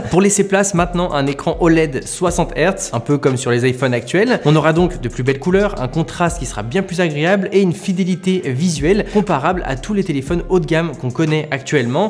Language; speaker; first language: French; native; French